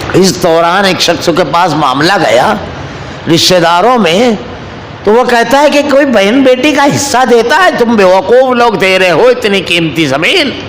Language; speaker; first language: Urdu; native; Urdu